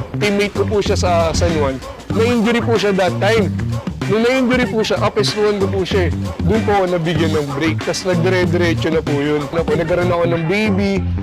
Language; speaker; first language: Filipino; native; Filipino